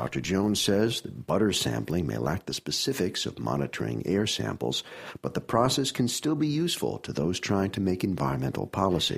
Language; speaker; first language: English; native; English